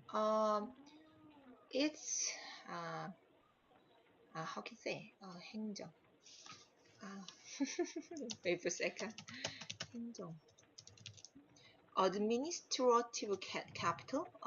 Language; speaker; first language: English; non-native, learner; Korean